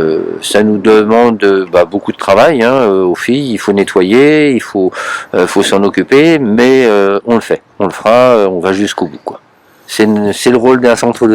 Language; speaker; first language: French; native; French